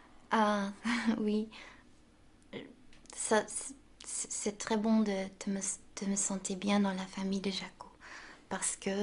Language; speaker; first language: French; non-native, local second language; Dutch